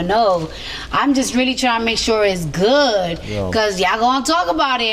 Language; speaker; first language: English; native; English